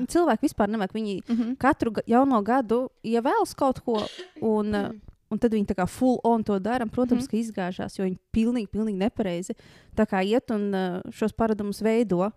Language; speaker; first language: Latvian; native; Latvian